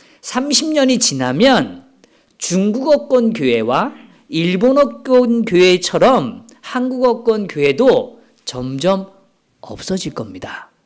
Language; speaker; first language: Korean; native; Korean